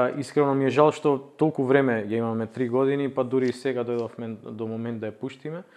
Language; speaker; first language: Macedonian; native; Macedonian